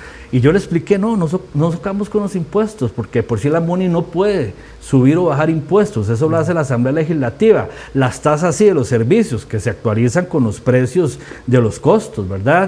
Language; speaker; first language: Spanish; native; Spanish